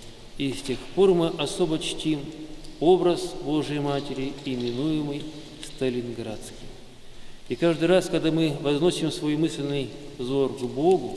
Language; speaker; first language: Russian; native; Russian